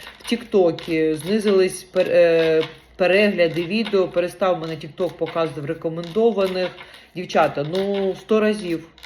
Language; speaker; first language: Ukrainian; non-native, local second language; Russian